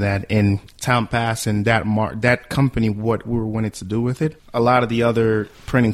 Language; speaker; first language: English; early bilingual, other home language; Haitian Creole